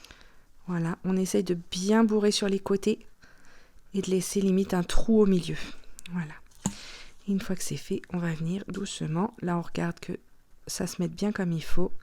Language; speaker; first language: French; native; French